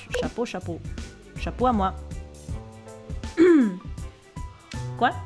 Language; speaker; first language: French; non-native, learner; Dutch